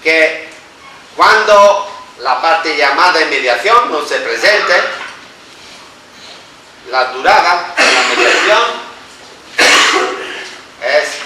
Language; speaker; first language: Spanish; non-native, fluent; Italian